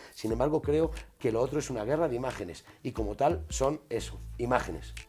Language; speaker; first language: Spanish; native; Spanish